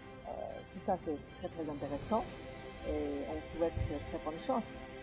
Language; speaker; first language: French; non-native, fluent; Chinese